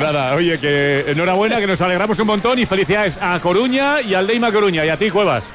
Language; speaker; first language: Spanish; native; Spanish